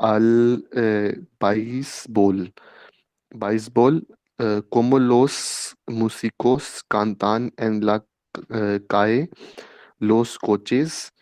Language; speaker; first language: Spanish; non-native, learner; Hindi